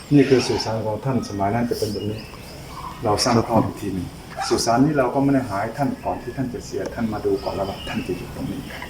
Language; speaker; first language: Thai; non-native, local second language; Chinese